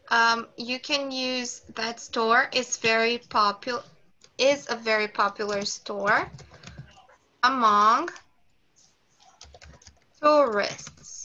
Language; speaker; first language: English; non-native, fluent; Portuguese